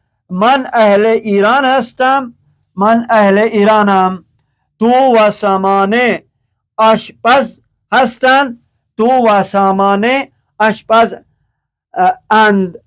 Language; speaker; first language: Persian; non-native, fluent; Urdu